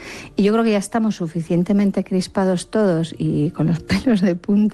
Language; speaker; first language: Spanish; native; Spanish